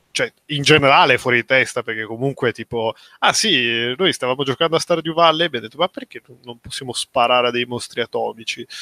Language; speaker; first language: Italian; native; Italian